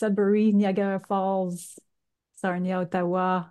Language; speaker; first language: French; native; French